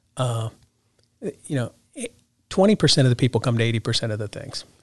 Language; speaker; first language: English; native; English